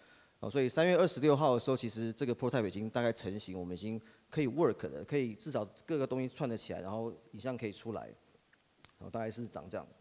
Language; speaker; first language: Chinese; native; Chinese